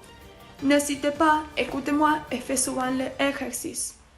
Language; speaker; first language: French; non-native, learner; Spanish